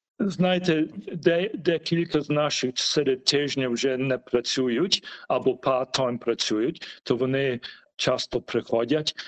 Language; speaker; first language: Ukrainian; early bilingual, heritage; Ukrainian